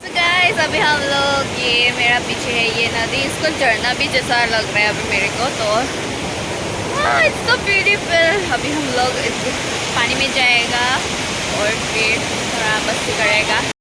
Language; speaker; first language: Hindi; non-native, local second language; Assamese